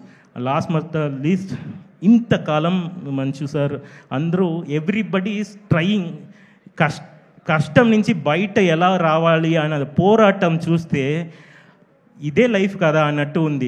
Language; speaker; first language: Telugu; non-native, fluent; Tamil